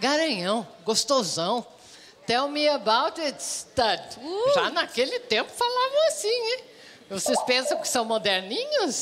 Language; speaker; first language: Portuguese; native; Portuguese